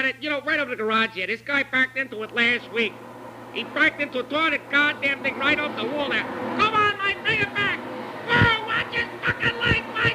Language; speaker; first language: English; native; English